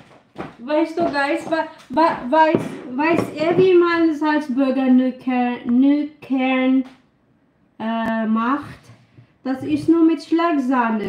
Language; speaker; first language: German; non-native, learner; Filipino